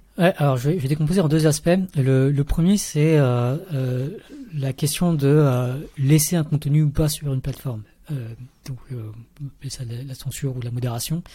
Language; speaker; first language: French; early bilingual, other home language; Vietnamese